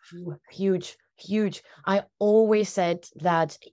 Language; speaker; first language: English; non-native, fluent; Slovak